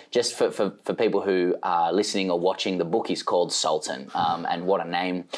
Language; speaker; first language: English; native; English